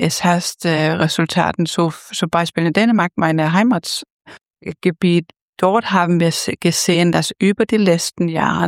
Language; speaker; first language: German; non-native, fluent; Danish